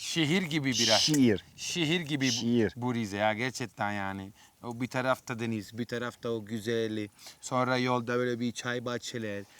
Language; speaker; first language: Turkish; non-native, fluent; Italian